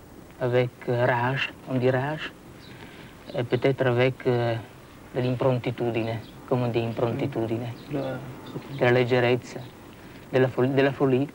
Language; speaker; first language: French; non-native, fluent; Italian